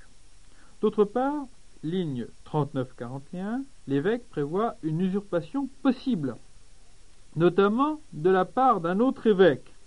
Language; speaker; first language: French; native; French